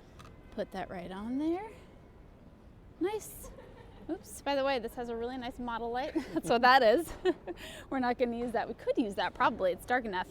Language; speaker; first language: English; native; English